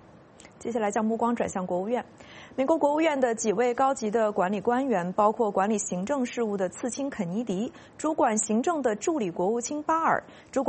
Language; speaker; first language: Chinese; native; Chinese